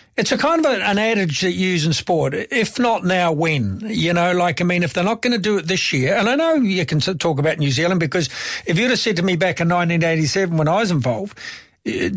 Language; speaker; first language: English; native; English